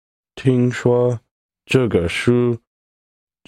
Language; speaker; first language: Chinese; non-native, learner; English